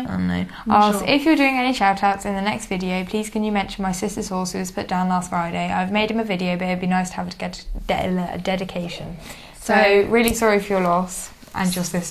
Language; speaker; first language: English; native; English